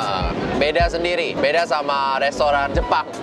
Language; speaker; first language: Indonesian; non-native, fluent; Korean